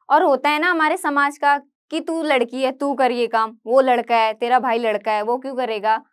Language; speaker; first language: Hindi; native; Hindi